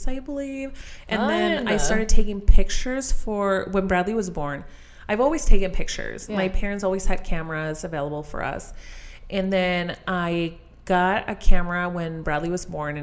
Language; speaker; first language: English; non-native, fluent; Spanish